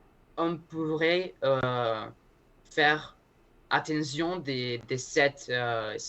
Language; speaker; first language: French; non-native, learner; Spanish